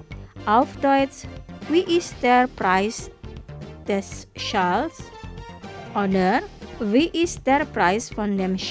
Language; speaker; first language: German; non-native, fluent; Indonesian